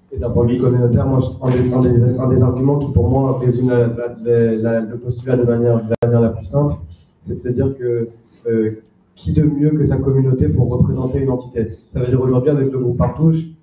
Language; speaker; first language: French; native; French